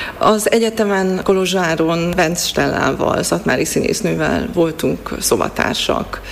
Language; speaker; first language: Hungarian; native; Hungarian